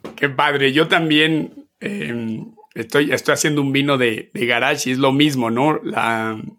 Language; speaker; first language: Spanish; native; Spanish